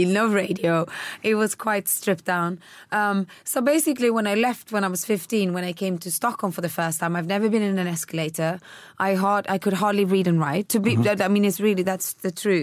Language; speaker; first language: English; early bilingual, other home language; Swedish